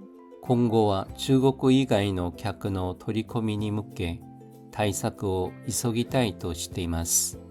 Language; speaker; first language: Japanese; non-native, fluent; Korean